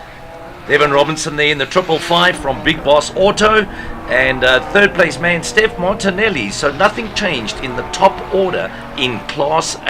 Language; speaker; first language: English; native; English